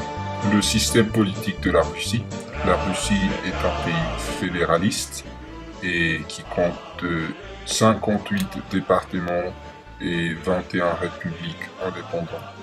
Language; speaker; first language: French; non-native, learner; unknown